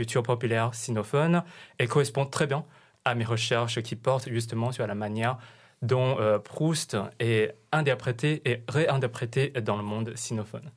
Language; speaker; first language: French; non-native, fluent; Chinese